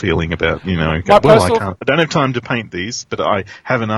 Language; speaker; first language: English; native; English